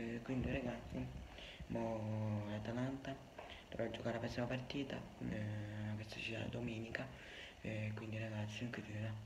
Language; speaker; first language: Italian; native; Italian